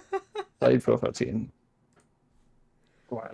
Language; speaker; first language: Welsh; non-native, local second language; English